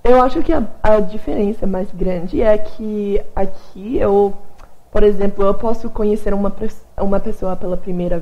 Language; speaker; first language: Portuguese; non-native, fluent; English